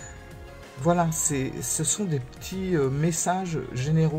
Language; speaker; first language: French; native; French